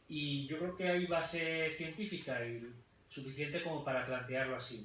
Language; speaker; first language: Spanish; native; Spanish